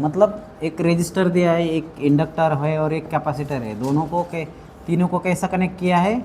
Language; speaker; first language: Hindi; non-native, local second language; Marathi